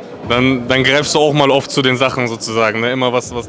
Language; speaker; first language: German; native; German